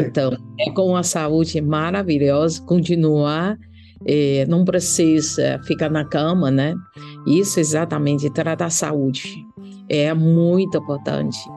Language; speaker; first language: Portuguese; non-native, learner; Chinese